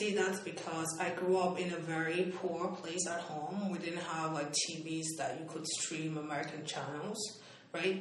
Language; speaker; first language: English; non-native, local second language; Igbo